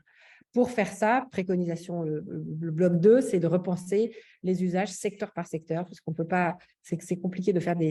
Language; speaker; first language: French; native; French